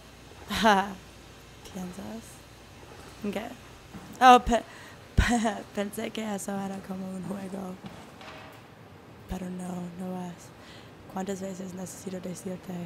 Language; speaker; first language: Spanish; non-native, learner; English